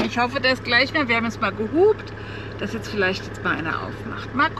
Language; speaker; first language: German; native; German